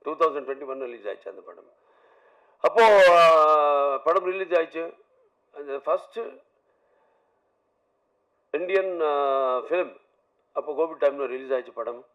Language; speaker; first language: Tamil; non-native, learner; Telugu